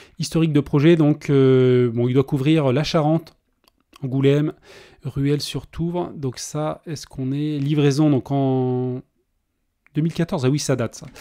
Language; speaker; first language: French; native; French